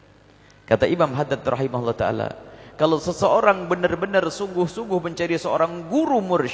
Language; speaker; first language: Indonesian; native; Indonesian